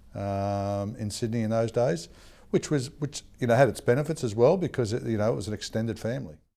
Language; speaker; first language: English; native; English